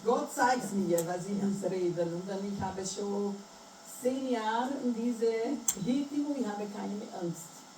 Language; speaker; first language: German; non-native, learner; Portuguese